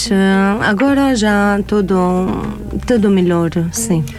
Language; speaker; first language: Portuguese; non-native, learner; Arabic